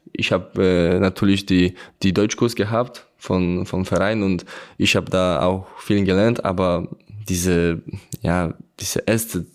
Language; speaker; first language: German; non-native, learner; Polish